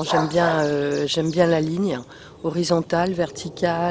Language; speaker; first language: French; native; French